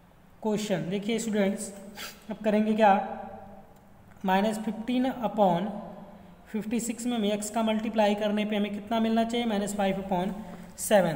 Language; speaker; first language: Hindi; native; Hindi